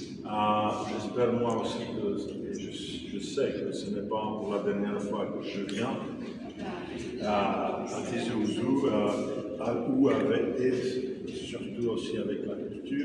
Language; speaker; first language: French; non-native, fluent; Czech